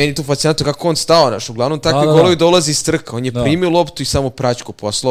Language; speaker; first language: Serbian; native; Serbian